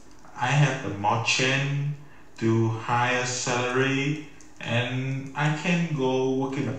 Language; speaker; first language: English; non-native, learner; Vietnamese